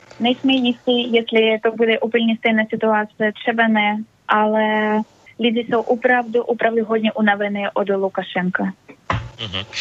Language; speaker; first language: Czech; non-native, learner; Russian